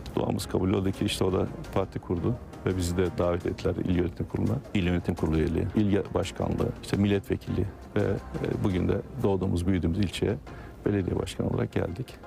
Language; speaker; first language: Turkish; native; Turkish